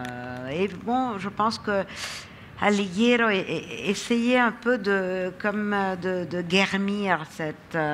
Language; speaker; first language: French; non-native, fluent; Italian